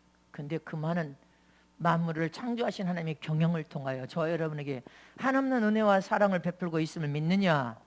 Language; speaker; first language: Korean; native; Korean